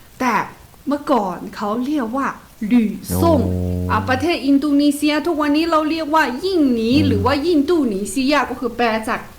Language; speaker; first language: Thai; non-native, fluent; Chinese